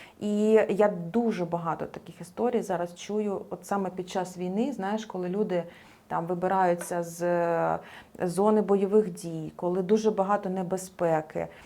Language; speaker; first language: Ukrainian; non-native, local second language; Russian